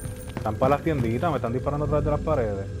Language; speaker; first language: Spanish; native; Spanish